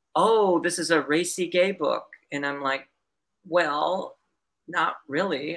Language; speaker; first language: English; native; English